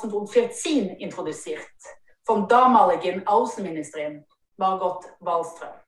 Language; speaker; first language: German; non-native, fluent; Norwegian